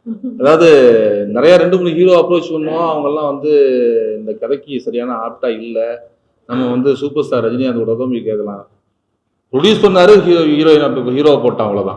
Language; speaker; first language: Tamil; native; Tamil